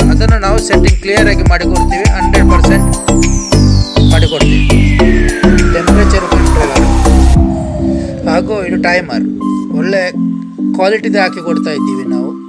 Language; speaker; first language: Kannada; native; Kannada